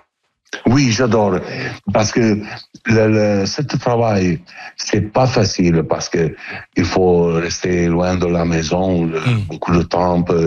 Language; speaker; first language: French; non-native, learner; Italian